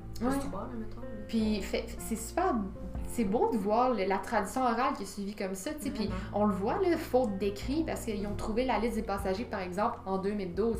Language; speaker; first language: French; native; French